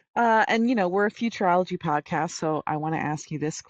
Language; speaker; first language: English; native; English